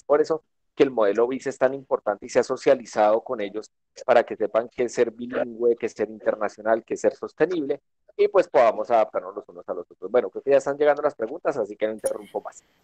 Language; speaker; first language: Spanish; native; Spanish